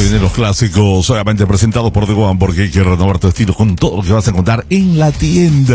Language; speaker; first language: Spanish; native; Spanish